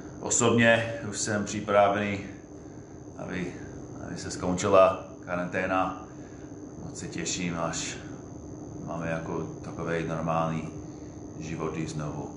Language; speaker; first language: Czech; non-native, fluent; English